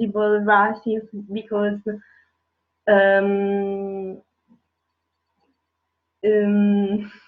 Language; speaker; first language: English; non-native, learner; Italian